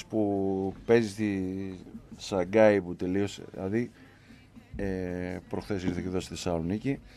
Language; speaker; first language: Greek; native; Greek